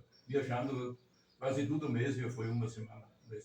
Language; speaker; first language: Portuguese; non-native, learner; German